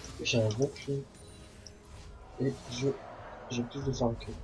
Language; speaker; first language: French; native; French